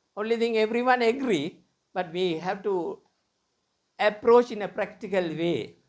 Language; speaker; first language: English; non-native, local second language; Tamil